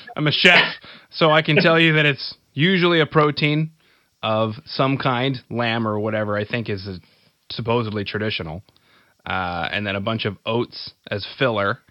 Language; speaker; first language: English; native; English